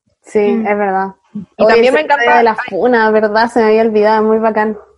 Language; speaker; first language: Spanish; native; Spanish